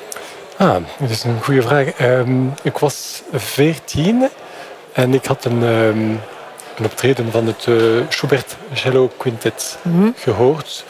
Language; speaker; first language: Dutch; non-native, fluent; French